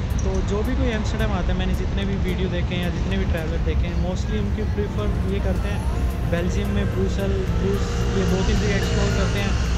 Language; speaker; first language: Hindi; native; Hindi